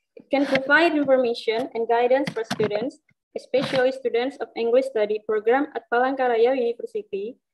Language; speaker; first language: English; non-native, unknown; Indonesian